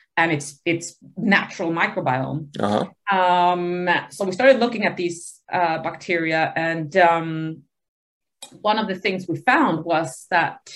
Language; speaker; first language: English; early bilingual, other home language; Spanish